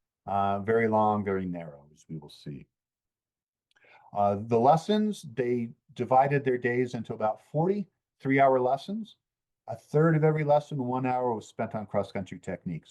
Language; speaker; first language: English; native; English